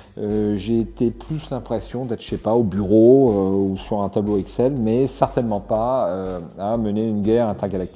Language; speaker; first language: French; native; French